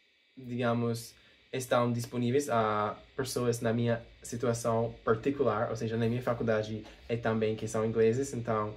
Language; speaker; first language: Portuguese; non-native, fluent; English